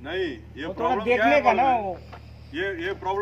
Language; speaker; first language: Hindi; non-native, local second language; Tamil